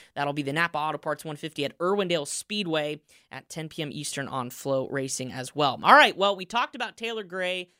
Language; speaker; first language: English; native; English